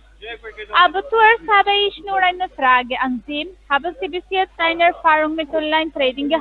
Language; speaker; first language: German; non-native, learner; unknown